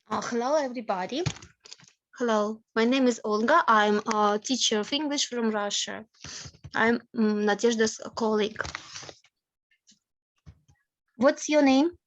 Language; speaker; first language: English; non-native, fluent; Russian